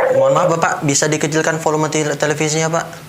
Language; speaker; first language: Indonesian; native; Indonesian